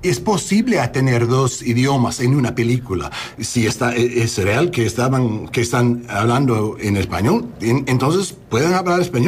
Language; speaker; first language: Spanish; non-native, learner; English